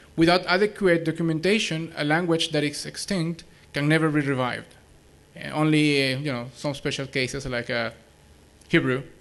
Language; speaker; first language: English; non-native, fluent; Spanish